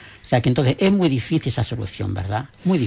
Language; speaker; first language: Spanish; native; Spanish